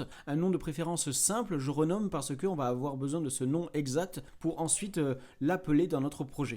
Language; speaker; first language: French; native; French